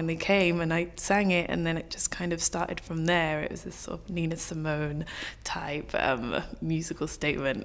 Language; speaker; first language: English; native; English